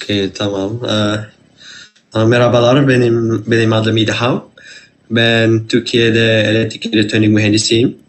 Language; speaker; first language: Turkish; non-native, learner; Malay